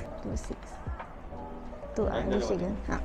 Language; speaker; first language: Korean; non-native, learner; Filipino